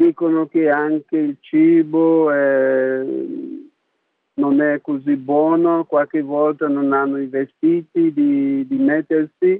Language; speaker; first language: Italian; non-native, local second language; English